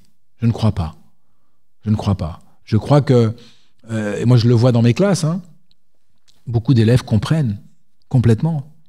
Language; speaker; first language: French; native; French